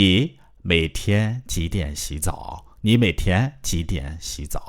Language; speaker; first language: Chinese; non-native, fluent; Burmese